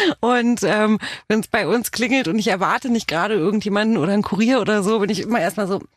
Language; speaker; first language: German; early bilingual, other home language; Romanian